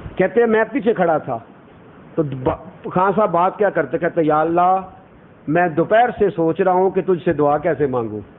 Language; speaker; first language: Urdu; non-native, local second language; Punjabi